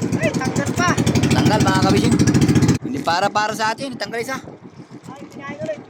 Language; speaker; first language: Filipino; non-native, local second language; Iloko